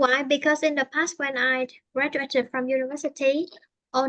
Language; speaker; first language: English; non-native, fluent; Vietnamese